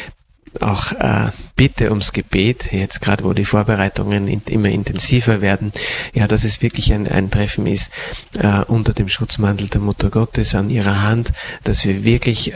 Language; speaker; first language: German; native; German